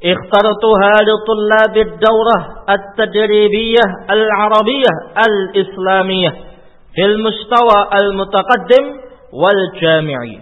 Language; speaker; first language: Arabic; non-native, fluent; Indonesian